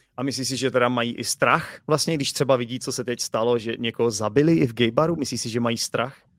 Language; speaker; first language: Czech; native; Czech